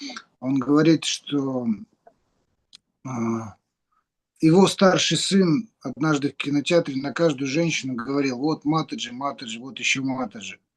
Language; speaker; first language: Russian; native; Russian